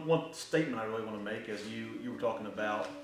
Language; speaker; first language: English; native; English